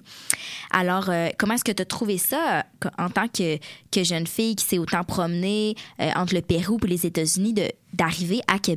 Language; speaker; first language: French; native; French